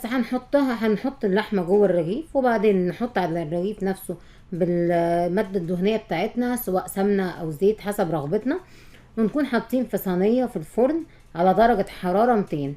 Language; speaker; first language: Arabic; native; Arabic